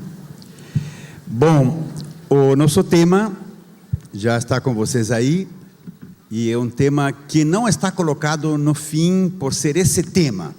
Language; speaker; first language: Portuguese; non-native, fluent; Spanish